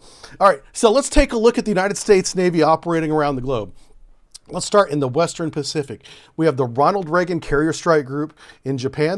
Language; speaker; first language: English; native; English